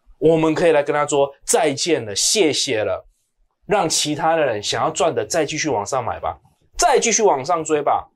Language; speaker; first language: Chinese; native; Chinese